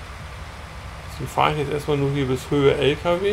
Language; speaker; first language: German; native; German